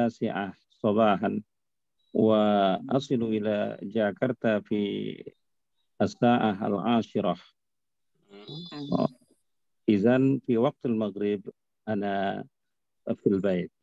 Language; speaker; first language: Arabic; non-native, learner; Indonesian